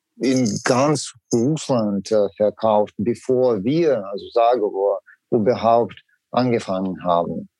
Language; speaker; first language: German; non-native, learner; Russian